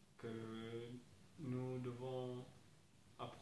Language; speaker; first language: French; non-native, learner; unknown